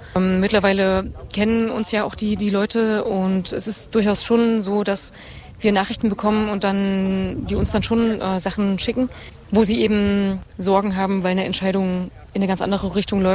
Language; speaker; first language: German; native; German